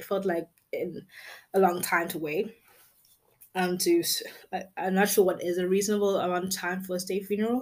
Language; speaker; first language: English; native; English